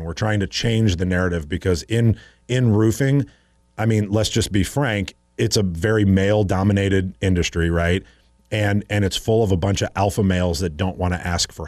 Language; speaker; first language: English; native; English